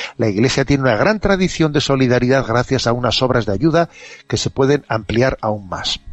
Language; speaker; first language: Spanish; native; Spanish